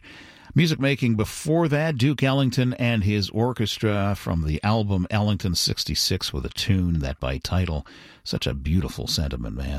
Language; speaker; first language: English; native; English